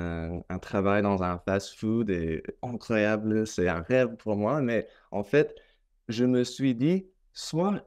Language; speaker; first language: French; non-native, fluent; English